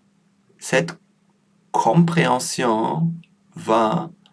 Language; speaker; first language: French; non-native, learner; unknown